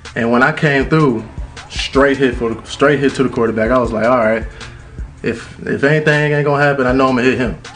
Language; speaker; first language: English; native; English